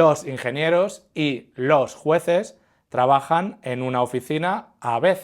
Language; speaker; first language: Spanish; non-native, fluent; English